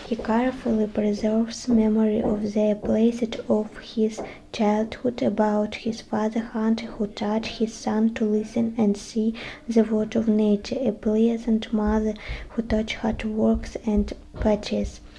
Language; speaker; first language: English; non-native, learner; Russian